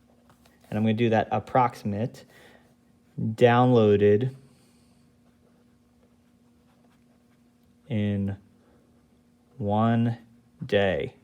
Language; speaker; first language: English; native; English